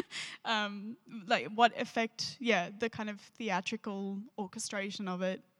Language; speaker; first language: English; native; English